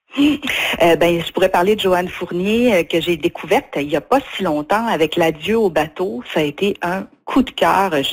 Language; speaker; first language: French; native; French